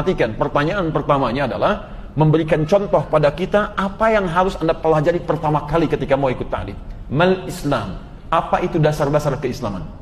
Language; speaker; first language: Indonesian; native; Indonesian